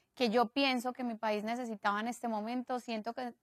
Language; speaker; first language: Spanish; native; Spanish